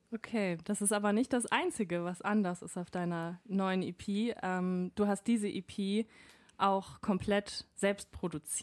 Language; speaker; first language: German; native; German